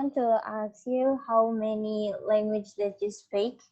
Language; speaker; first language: English; non-native, learner; Indonesian